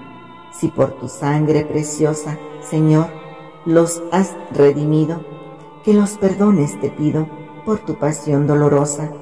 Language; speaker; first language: Spanish; native; Spanish